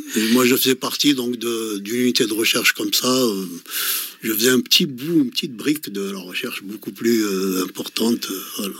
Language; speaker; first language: French; non-native, local second language; Kabyle